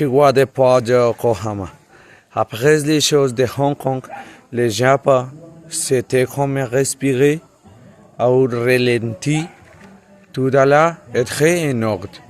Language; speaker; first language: French; non-native, learner; Spanish